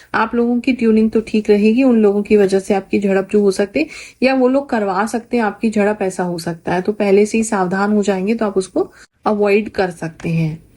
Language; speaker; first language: Hindi; native; Hindi